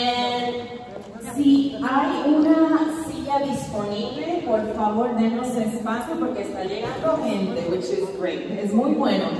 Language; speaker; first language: Spanish; early bilingual, heritage; Spanish